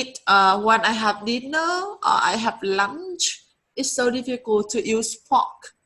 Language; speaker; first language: English; non-native, learner; Vietnamese